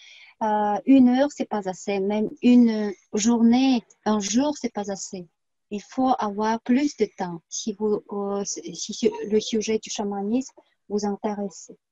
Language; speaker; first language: French; non-native, fluent; Tuvinian